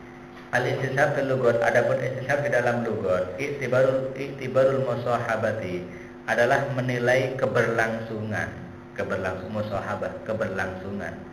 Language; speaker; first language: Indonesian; native; Indonesian